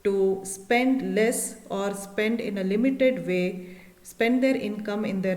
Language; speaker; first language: English; non-native, local second language; Kannada